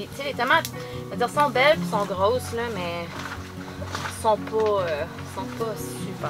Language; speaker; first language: French; native; French